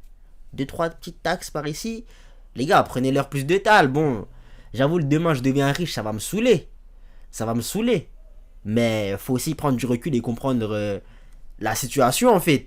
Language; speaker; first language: French; native; French